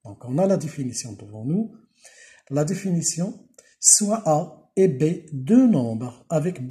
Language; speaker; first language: French; non-native, local second language; Arabic